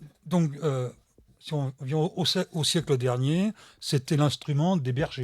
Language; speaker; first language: French; native; French